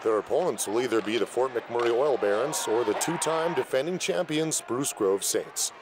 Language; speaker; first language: English; native; English